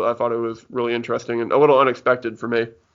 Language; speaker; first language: English; native; English